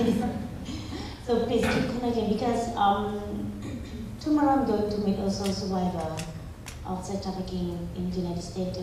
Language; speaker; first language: English; non-native, learner; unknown